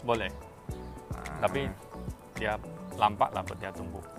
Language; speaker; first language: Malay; non-native, local second language; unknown